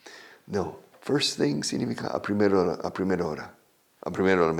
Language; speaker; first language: Spanish; non-native, fluent; English